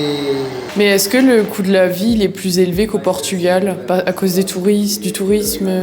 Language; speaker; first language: French; native; French